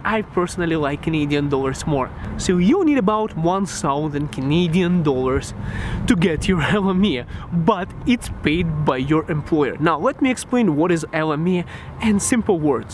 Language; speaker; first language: English; non-native, local second language; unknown